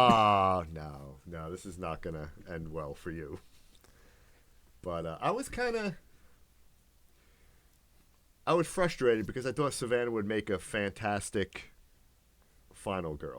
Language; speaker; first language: English; native; English